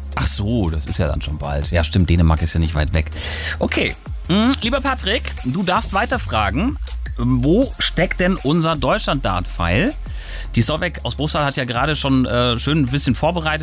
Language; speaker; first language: German; native; German